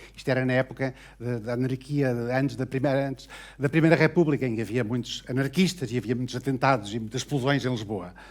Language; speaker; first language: Portuguese; native; Portuguese